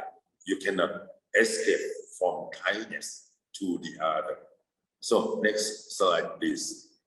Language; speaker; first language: English; non-native, fluent; Thai